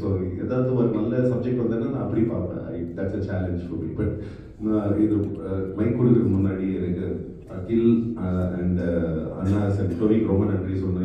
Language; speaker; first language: Tamil; non-native, fluent; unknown